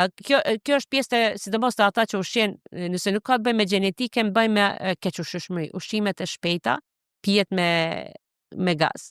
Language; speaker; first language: Albanian; native; Albanian